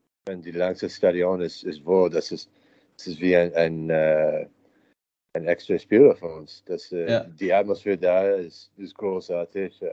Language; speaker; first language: German; non-native, learner; English